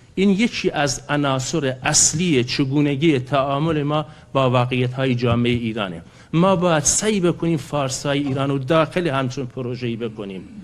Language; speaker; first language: Persian; non-native, local second language; Kurdish